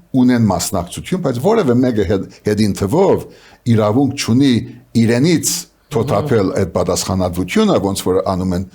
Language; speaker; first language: Armenian; early bilingual, heritage; Armenian